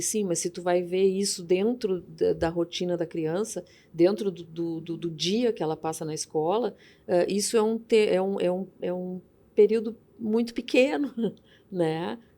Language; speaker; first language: Portuguese; native; Portuguese